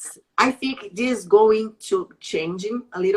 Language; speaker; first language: English; non-native, learner; Portuguese